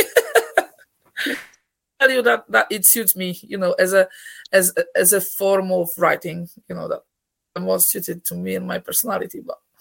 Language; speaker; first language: English; non-native, fluent; Polish